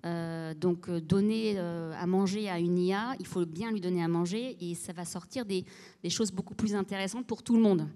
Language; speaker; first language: French; native; French